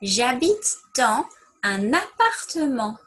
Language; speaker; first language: French; non-native, fluent; English